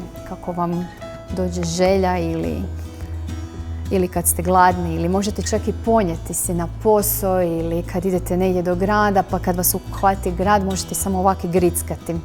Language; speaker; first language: Croatian; native; Croatian